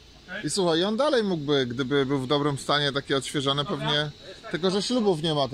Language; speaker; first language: Polish; native; Polish